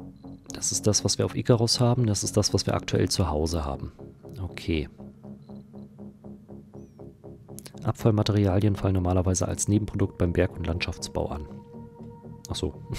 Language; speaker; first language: German; native; German